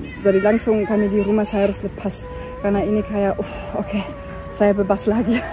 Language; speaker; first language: Indonesian; non-native, fluent; German